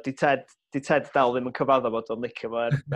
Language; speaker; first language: Welsh; native; Welsh